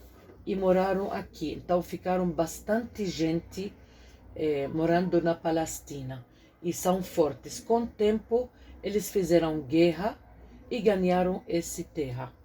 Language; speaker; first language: Portuguese; non-native, fluent; Arabic